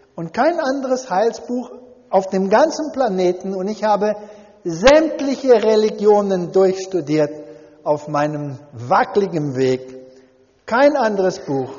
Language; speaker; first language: German; early bilingual, heritage; German